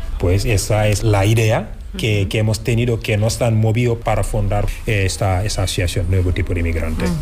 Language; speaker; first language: Spanish; non-native, fluent; Wolof